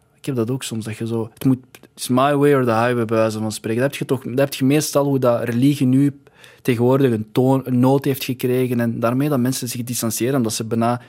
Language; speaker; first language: Dutch; early bilingual, other home language; Arabic